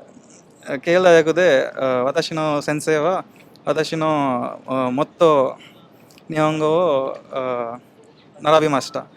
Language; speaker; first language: Japanese; non-native, learner; Telugu